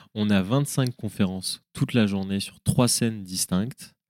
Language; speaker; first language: French; native; French